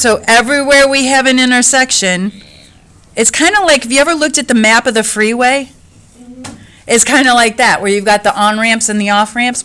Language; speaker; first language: English; native; English